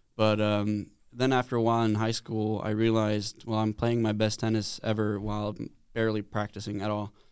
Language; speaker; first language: English; non-native, fluent; Swedish